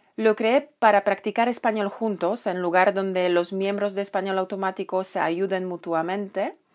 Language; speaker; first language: Spanish; non-native, fluent; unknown